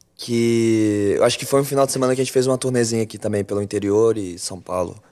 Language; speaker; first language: Portuguese; early bilingual, other home language; French